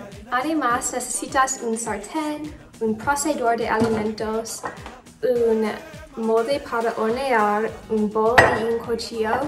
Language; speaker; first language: Spanish; non-native, learner; English